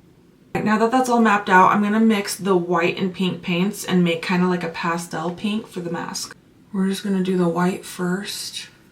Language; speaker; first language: English; native; English